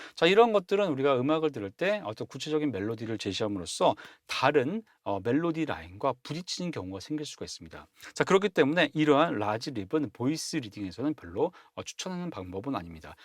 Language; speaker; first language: Korean; native; Korean